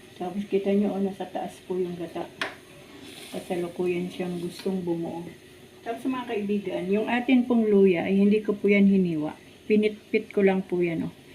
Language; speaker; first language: Filipino; native; Filipino